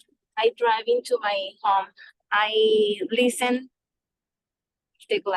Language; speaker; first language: English; non-native, learner; Spanish